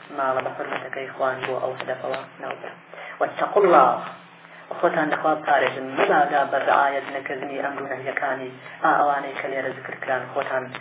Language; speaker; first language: Central Kurdish; native; Central Kurdish